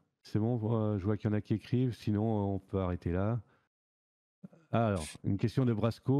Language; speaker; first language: French; native; French